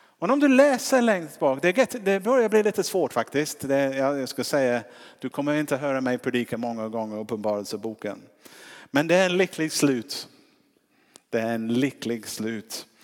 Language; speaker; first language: Swedish; non-native, fluent; English